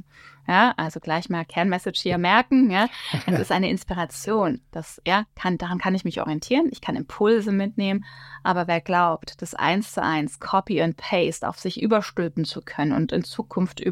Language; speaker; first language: German; native; German